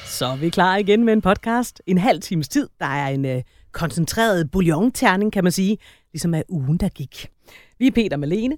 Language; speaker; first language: Danish; native; Danish